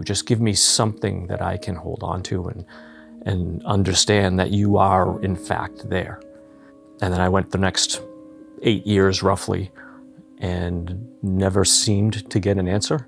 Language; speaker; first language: English; native; English